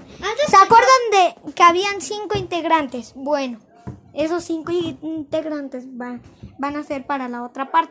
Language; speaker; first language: Spanish; native; Spanish